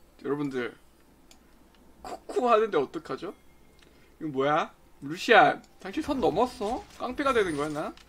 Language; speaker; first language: Korean; native; Korean